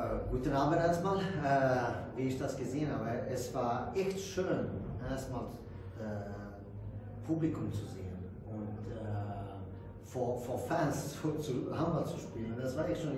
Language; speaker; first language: German; non-native, fluent; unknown